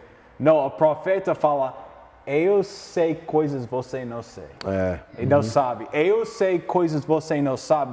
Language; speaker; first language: Portuguese; non-native, learner; English